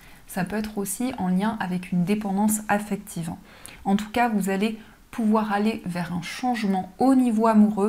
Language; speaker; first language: French; native; French